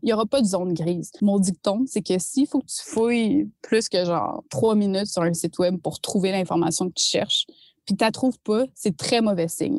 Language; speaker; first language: French; native; French